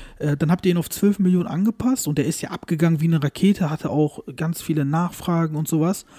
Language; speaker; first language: German; early bilingual, other home language; Turkish